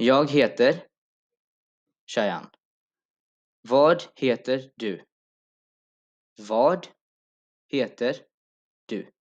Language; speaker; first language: Swedish; non-native, fluent; Urdu